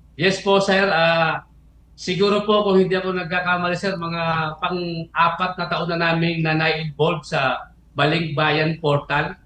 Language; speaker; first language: Filipino; non-native, local second language; Bikol